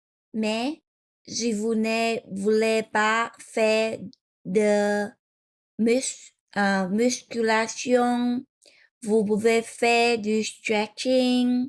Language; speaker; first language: French; non-native, learner; Vietnamese